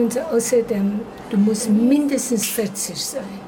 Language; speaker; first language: German; non-native, fluent; Persian